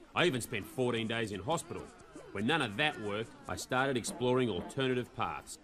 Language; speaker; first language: English; native; English